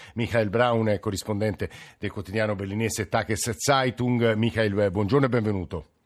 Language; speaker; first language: Italian; native; Italian